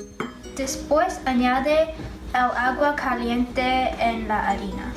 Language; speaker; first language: Spanish; non-native, learner; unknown